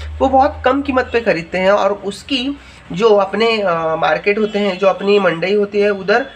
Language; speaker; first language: Hindi; non-native, local second language; Marathi